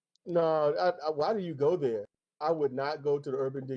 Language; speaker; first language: English; native; English